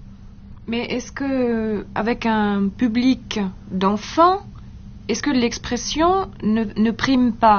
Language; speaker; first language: French; native; French